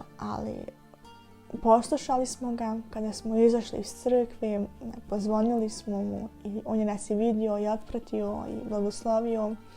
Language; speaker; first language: Bosnian; native; Bosnian